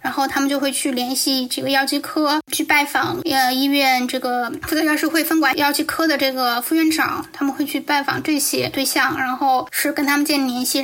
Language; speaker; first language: Chinese; native; Chinese